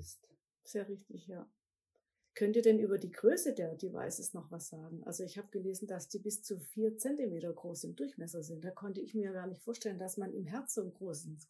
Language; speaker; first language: German; native; German